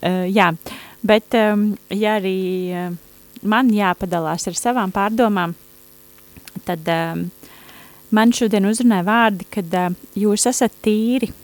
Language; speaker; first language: Latvian; native; Latvian